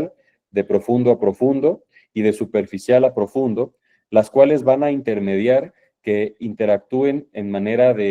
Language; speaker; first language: Spanish; native; Spanish